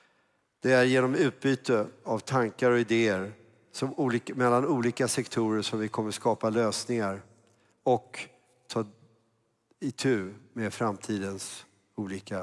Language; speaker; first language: Swedish; native; Swedish